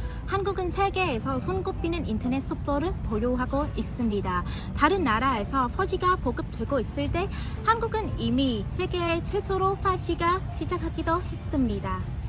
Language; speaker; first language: Korean; non-native, fluent; Vietnamese